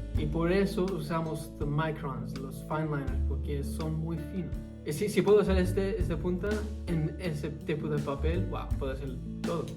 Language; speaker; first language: Spanish; early bilingual, heritage; Spanish